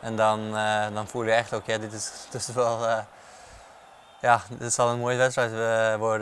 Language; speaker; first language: Dutch; non-native, fluent; Norwegian